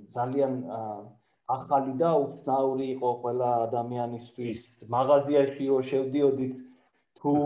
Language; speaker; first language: Georgian; non-native, fluent; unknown